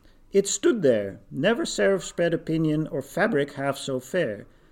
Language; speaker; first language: English; non-native, fluent; Dutch